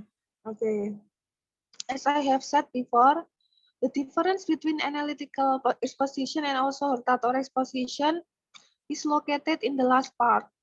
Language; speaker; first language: English; non-native, fluent; Indonesian